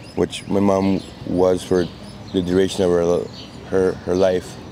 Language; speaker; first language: English; native; English